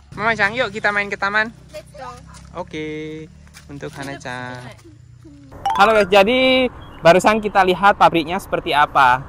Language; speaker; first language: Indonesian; native; Indonesian